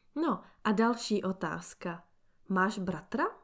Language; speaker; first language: Czech; native; Czech